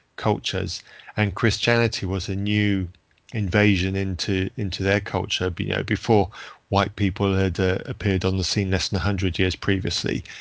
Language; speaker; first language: English; native; English